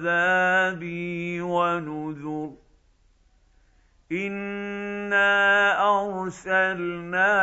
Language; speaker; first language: Arabic; native; Arabic